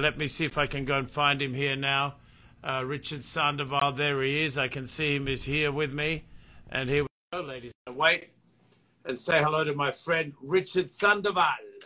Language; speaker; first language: English; native; English